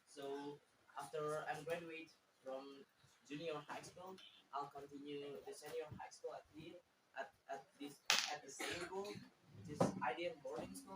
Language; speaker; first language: English; non-native, learner; Indonesian